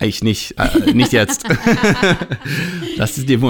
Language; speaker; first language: German; non-native, learner; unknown